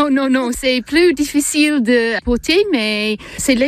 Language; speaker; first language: French; non-native, learner; English